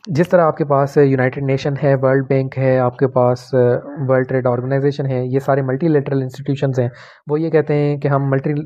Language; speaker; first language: Urdu; non-native, local second language; Punjabi